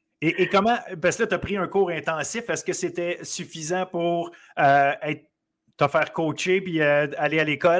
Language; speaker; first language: French; native; French